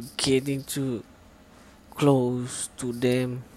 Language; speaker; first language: English; non-native, learner; Indonesian